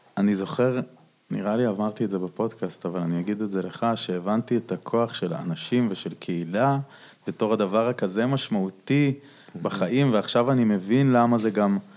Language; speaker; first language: Hebrew; native; Hebrew